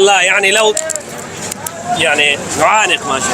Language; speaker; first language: Arabic; non-native, learner; Urdu